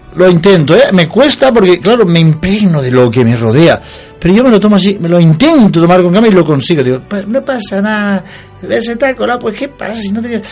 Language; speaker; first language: Spanish; non-native, local second language; Catalan